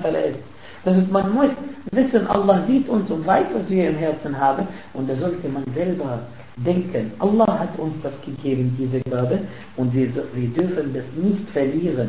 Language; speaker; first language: German; non-native, fluent; Arabic